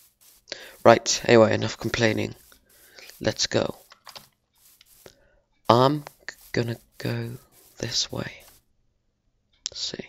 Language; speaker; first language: English; native; English